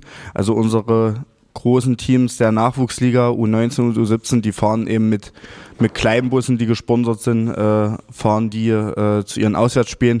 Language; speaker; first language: German; native; German